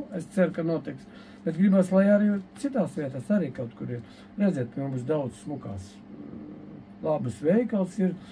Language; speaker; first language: Latvian; non-native, local second language; Russian